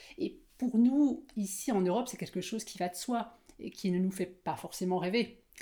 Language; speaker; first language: French; native; French